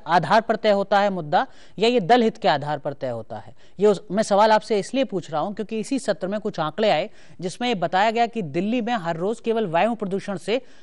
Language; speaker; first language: Hindi; native; Hindi